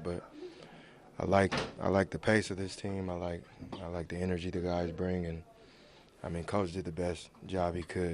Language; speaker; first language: English; native; English